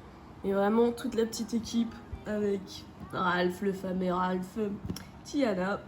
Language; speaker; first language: French; native; French